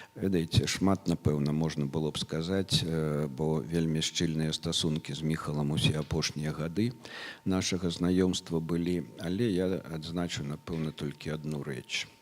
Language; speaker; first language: Belarusian; non-native, local second language; Russian